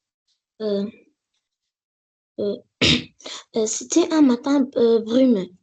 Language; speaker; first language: French; non-native, learner; Arabic